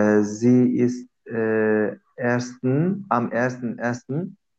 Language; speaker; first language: German; non-native, learner; Turkish